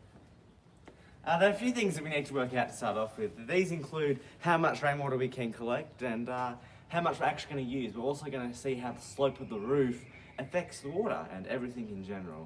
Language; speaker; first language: English; native; English